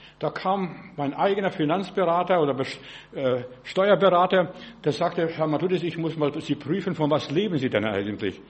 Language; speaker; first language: German; non-native, fluent; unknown